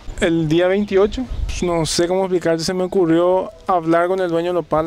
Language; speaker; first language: Spanish; native; Spanish